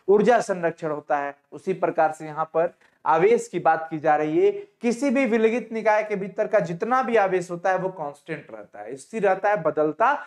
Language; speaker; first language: Hindi; native; Hindi